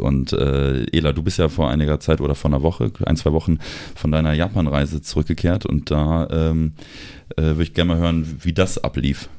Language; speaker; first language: German; native; German